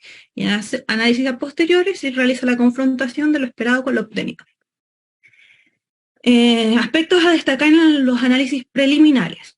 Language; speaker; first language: Spanish; native; Spanish